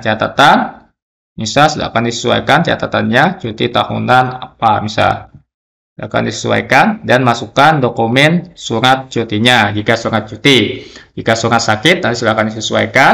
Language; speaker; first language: Indonesian; native; Indonesian